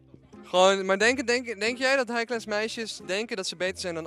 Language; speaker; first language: Dutch; native; Dutch